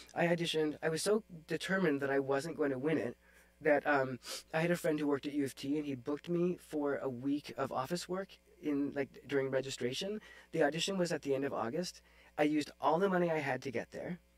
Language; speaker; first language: English; native; English